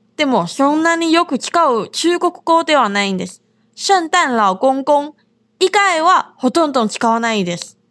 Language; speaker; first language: Japanese; non-native, fluent; Chinese